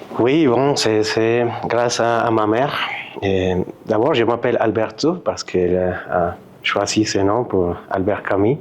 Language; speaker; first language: French; non-native, fluent; Spanish